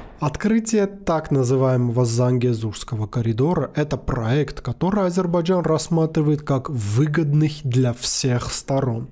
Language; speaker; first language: Russian; non-native, local second language; Armenian